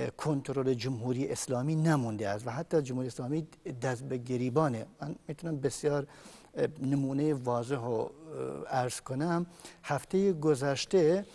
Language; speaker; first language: Persian; non-native, local second language; Kurdish